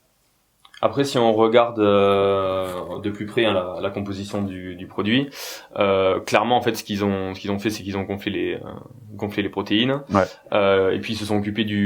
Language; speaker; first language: French; native; French